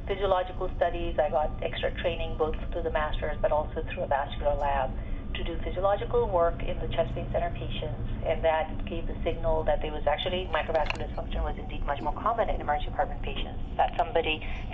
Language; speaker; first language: English; non-native, local second language; Urdu